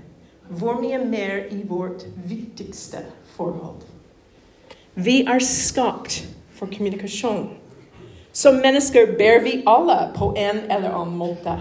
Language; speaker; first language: Norwegian; non-native, fluent; English